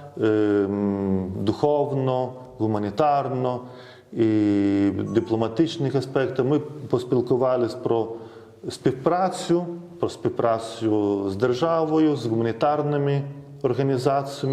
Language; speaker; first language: Ukrainian; non-native, fluent; Lithuanian